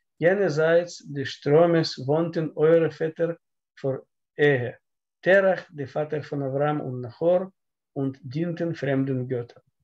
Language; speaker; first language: German; non-native, learner; Russian